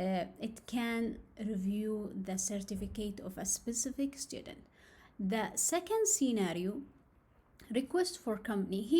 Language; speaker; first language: English; non-native, learner; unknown